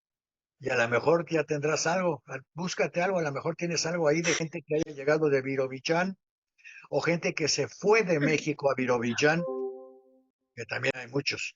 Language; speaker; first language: Spanish; native; Spanish